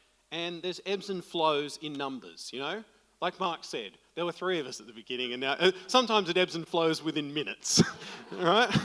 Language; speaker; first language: English; native; English